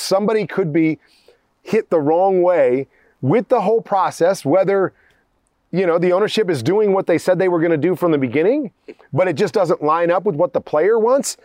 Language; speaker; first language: English; native; English